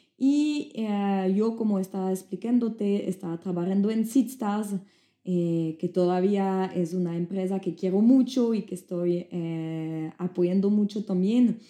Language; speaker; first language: Spanish; non-native, fluent; French